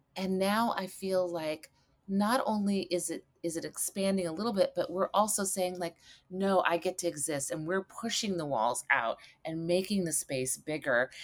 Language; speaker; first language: English; native; English